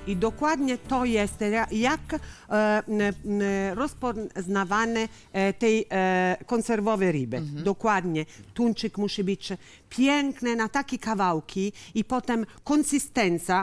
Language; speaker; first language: Polish; non-native, learner; Italian